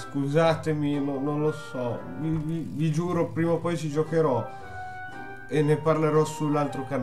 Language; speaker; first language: Italian; native; Italian